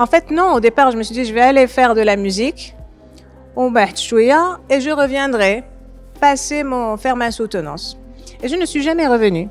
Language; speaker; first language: French; non-native, local second language; Arabic